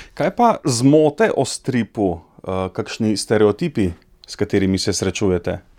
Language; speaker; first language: Slovenian; native; Slovenian